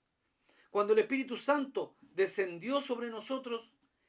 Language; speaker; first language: Spanish; native; Spanish